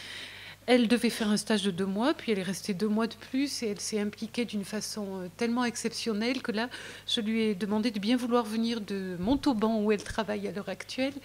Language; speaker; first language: French; native; French